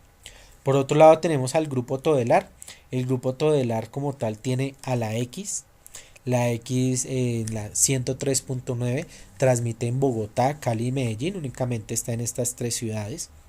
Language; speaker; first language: Spanish; native; Spanish